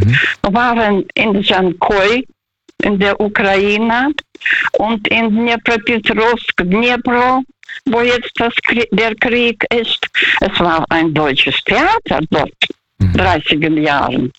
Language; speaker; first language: German; non-native, fluent; Russian